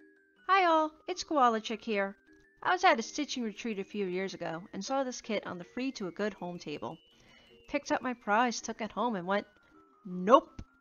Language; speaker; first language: English; native; English